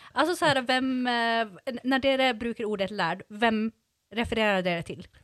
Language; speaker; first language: Norwegian; non-native, fluent; Swedish